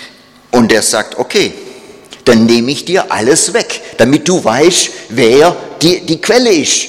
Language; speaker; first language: German; non-native, fluent; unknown